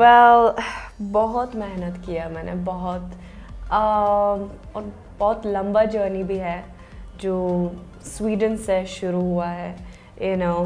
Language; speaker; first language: Hindi; non-native, fluent; Swedish